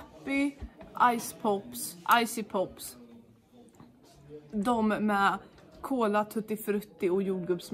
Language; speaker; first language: Swedish; native; Swedish